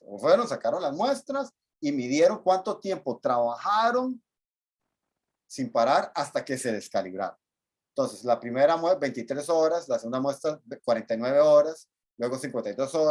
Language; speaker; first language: Spanish; native; Spanish